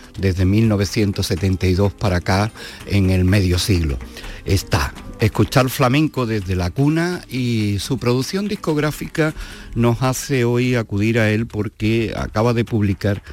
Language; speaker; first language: Spanish; native; Spanish